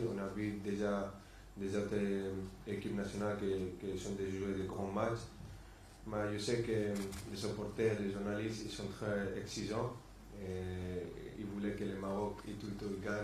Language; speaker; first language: French; non-native, fluent; Spanish